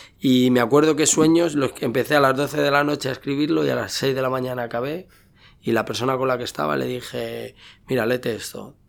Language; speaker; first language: Spanish; native; Spanish